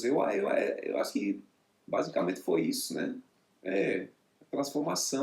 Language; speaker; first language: Portuguese; non-native, fluent; English